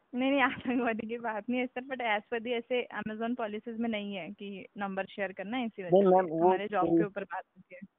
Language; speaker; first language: Hindi; non-native, local second language; Marathi